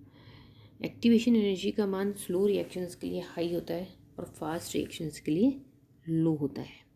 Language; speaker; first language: Hindi; native; Hindi